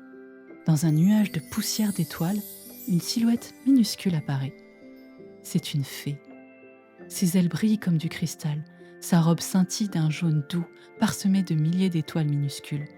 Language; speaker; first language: French; native; French